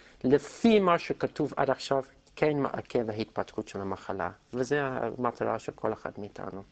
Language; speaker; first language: Hebrew; non-native, fluent; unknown